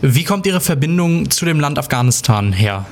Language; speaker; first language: German; native; German